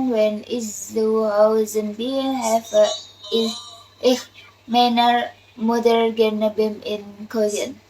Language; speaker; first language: German; non-native, learner; Indonesian